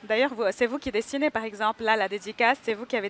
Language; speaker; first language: French; native; French